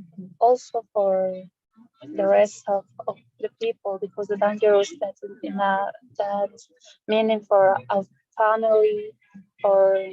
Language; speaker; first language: English; non-native, learner; Spanish